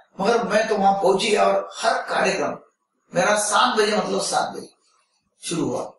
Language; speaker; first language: Hindi; non-native, local second language; Marathi